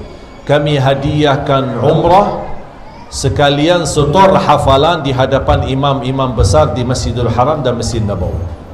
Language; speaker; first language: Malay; non-native, fluent; Arabic